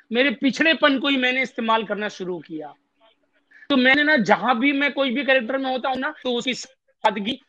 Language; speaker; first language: Hindi; native; Hindi